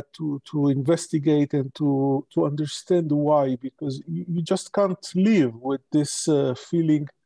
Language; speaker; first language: English; non-native, local second language; Hebrew